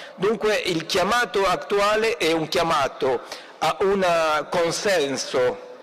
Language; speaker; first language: Italian; non-native, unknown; Spanish